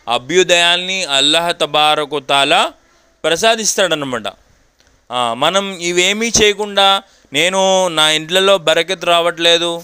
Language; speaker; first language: Telugu; non-native, local second language; Urdu